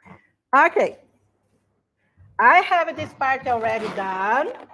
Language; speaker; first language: English; non-native, learner; Portuguese